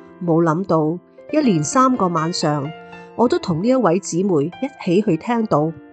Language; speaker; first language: Chinese; non-native, local second language; Cantonese